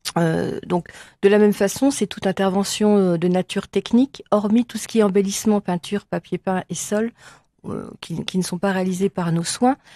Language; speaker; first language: French; native; French